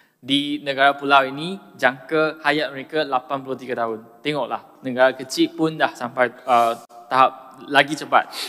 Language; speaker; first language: Malay; non-native, local second language; Chinese